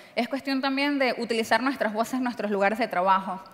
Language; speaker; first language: Spanish; native; Spanish